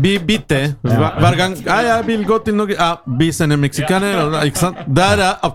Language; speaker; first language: Norwegian; non-native, learner; Spanish